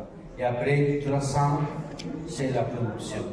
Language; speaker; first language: French; non-native, learner; Spanish